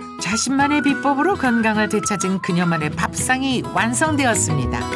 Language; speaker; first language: Korean; native; Korean